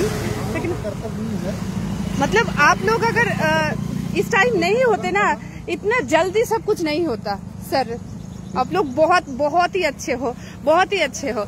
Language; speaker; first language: Hindi; non-native, local second language; Bangla